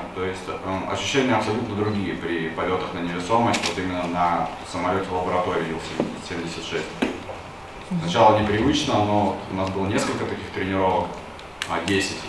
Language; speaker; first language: Russian; native; Russian